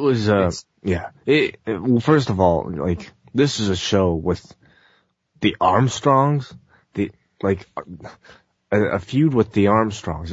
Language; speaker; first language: English; native; English